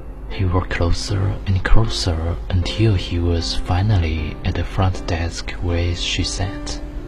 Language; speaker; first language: English; non-native, fluent; Chinese